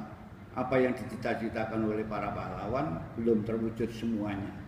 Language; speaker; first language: Indonesian; native; Indonesian